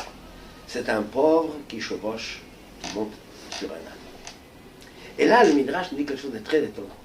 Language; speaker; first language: French; native; French